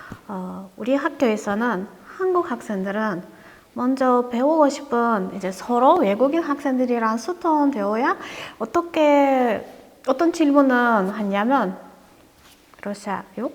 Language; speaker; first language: Korean; non-native, learner; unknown